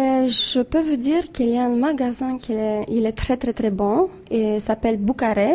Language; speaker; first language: French; non-native, fluent; Romanian